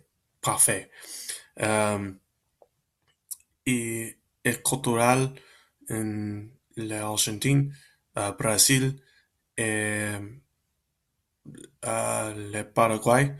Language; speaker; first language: French; non-native, learner; Spanish